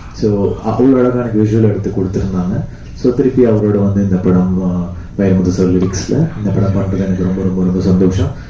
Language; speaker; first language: Tamil; native; Tamil